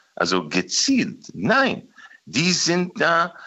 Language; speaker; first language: German; non-native, fluent; Hebrew